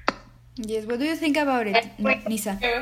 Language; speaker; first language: English; non-native, learner; Spanish